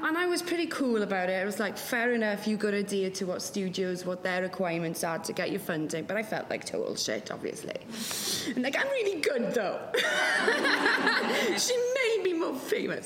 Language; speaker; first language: English; non-native, local second language; Welsh